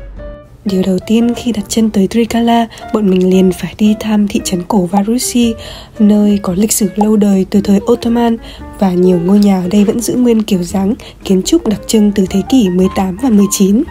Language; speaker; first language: Vietnamese; native; Vietnamese